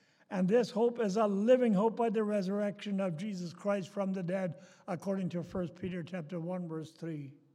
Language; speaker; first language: English; native; English